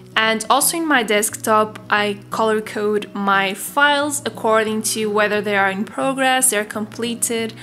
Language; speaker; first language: English; non-native, fluent; Portuguese